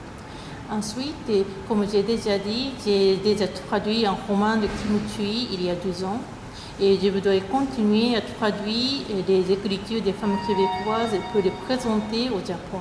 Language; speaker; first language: French; non-native, fluent; Japanese